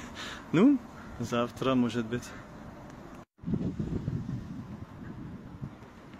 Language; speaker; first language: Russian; non-native, learner; French